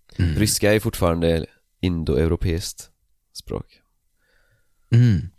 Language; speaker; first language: Swedish; native; Swedish